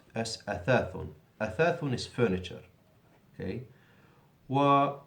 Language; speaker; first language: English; non-native, fluent; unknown